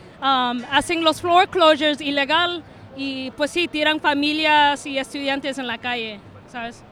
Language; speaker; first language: Spanish; early bilingual, heritage; Spanish